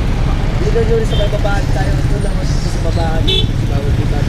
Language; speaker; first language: Filipino; native; Filipino